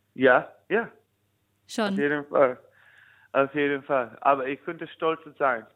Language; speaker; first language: German; non-native, fluent; English